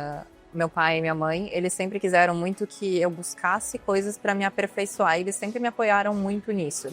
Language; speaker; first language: Portuguese; native; Portuguese